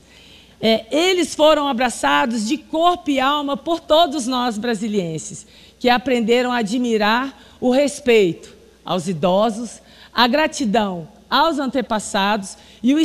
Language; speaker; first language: Portuguese; native; Portuguese